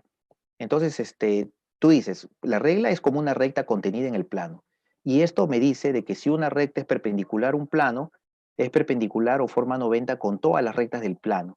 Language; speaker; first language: Spanish; native; Spanish